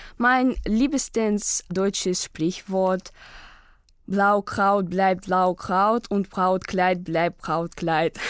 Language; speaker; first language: German; non-native, learner; Russian